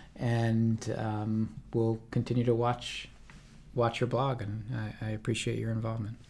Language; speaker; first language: English; native; English